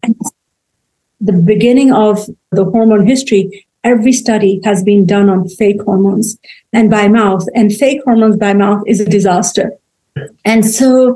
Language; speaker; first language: English; native; English